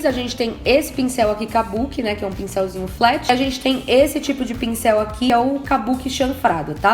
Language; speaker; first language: Portuguese; native; Portuguese